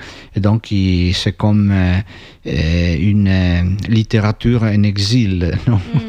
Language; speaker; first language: French; non-native, fluent; Italian